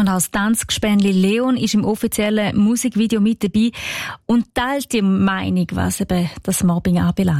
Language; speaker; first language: German; native; German